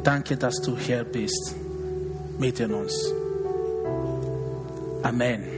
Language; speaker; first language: German; non-native, fluent; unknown